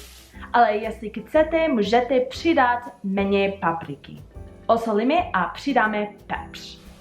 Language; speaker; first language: Czech; non-native, learner; English